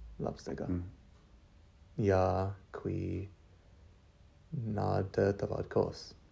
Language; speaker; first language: Estonian; non-native, learner; English